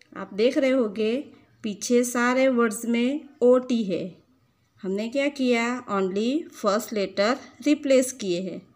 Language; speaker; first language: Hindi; non-native, local second language; Gujarati